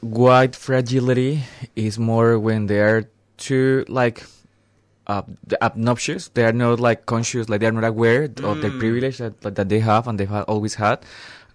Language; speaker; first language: English; non-native, fluent; Spanish